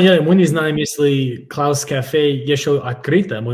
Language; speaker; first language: Russian; non-native, fluent; English